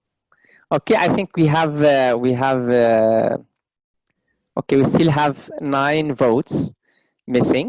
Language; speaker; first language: English; non-native, local second language; Arabic